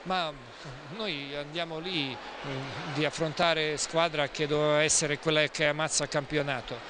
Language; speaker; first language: Italian; non-native, fluent; Serbian